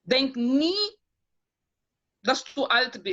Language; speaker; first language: German; non-native, fluent; Portuguese